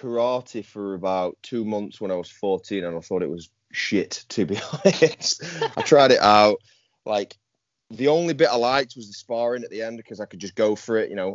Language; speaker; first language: English; native; English